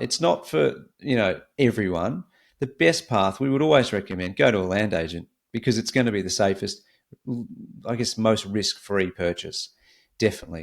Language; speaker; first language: English; native; English